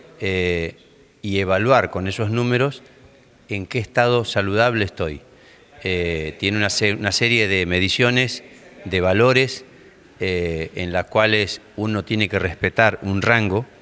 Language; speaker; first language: Spanish; native; Spanish